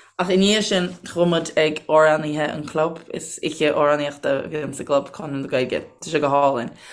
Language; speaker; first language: Irish; native; Irish